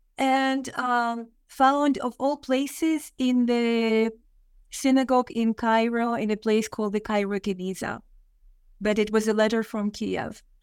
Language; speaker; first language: English; non-native, fluent; Russian